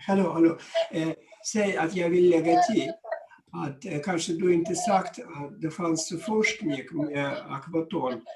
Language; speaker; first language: Swedish; non-native, fluent; Russian